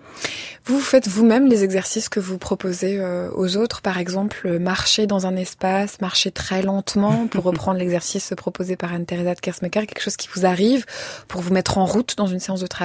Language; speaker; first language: French; native; French